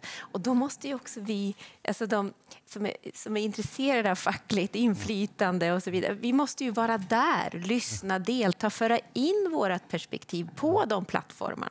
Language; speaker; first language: Swedish; native; Swedish